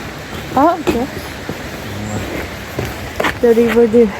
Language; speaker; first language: English; non-native, learner; Filipino